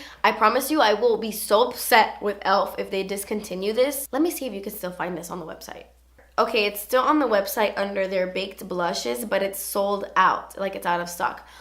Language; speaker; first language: English; native; English